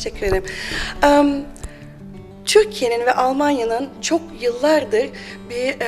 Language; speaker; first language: Turkish; early bilingual, heritage; German